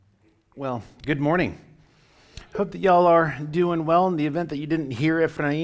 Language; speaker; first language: English; native; English